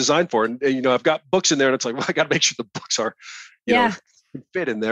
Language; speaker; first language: English; native; English